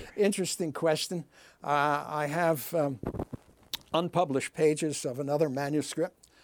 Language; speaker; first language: English; early bilingual, other home language; Italian